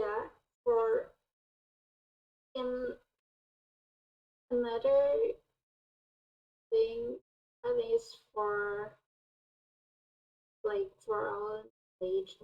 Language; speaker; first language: English; non-native, fluent; Thai